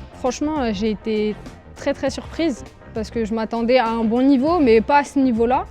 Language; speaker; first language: French; early bilingual, other home language; Arabic